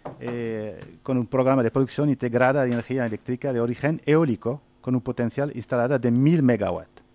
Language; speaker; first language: Spanish; non-native, fluent; Arabic